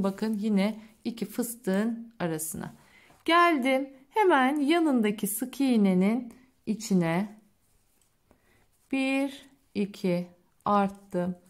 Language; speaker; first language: Turkish; native; Turkish